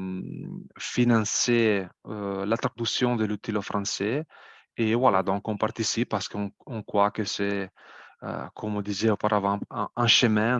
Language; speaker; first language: French; non-native, fluent; Italian